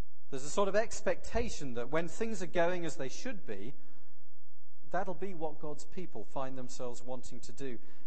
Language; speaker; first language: English; native; English